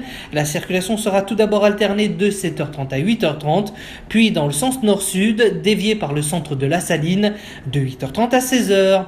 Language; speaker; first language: French; native; French